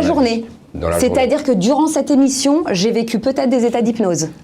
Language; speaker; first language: French; native; French